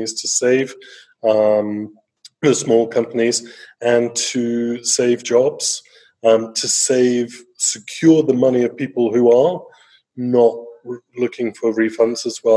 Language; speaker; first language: English; native; English